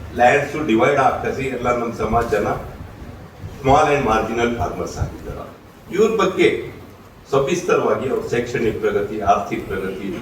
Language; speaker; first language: Kannada; non-native, local second language; Marathi